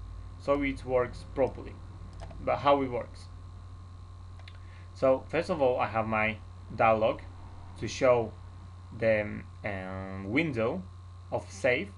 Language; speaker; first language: English; non-native, fluent; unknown